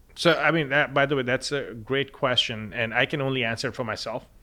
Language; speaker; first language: English; non-native, local second language; Punjabi